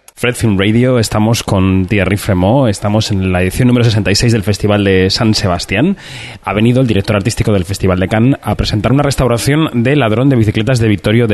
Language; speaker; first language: Spanish; native; Spanish